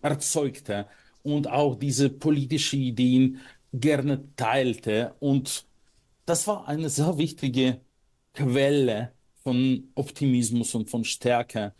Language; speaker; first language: German; non-native, fluent; Russian